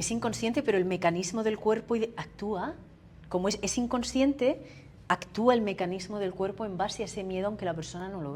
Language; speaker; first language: Spanish; native; Spanish